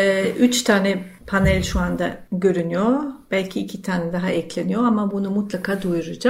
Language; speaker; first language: Turkish; non-native, fluent; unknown